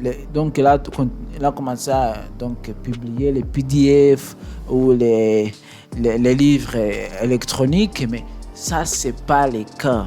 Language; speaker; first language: French; non-native, learner; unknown